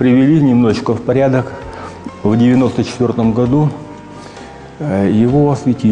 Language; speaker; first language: Russian; native; Russian